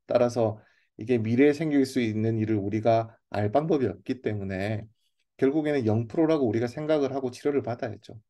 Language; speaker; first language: Korean; native; Korean